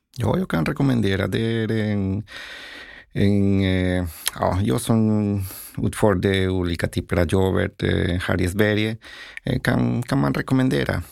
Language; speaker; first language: Swedish; non-native, learner; Spanish